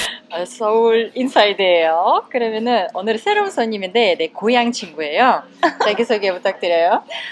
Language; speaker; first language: Korean; non-native, fluent; Russian